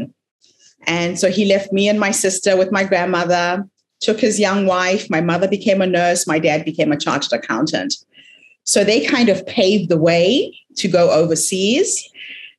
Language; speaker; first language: English; non-native, local second language; Shona